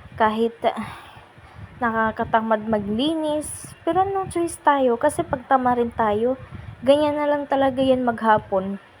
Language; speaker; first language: Filipino; non-native, local second language; Waray